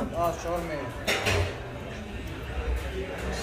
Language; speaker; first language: Arabic; native; Arabic